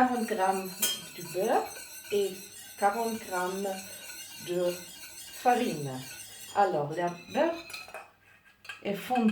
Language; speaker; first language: French; non-native, learner; German